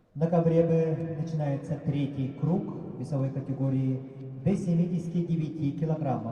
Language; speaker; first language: Russian; native; Russian